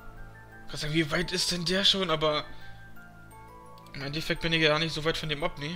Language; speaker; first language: German; native; German